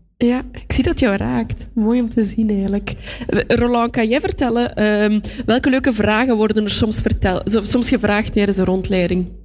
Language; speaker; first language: Dutch; native; Dutch